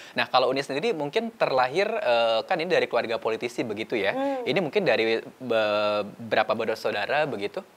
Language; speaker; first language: Indonesian; native; Indonesian